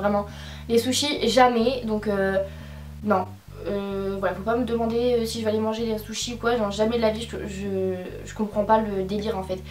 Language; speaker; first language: French; native; French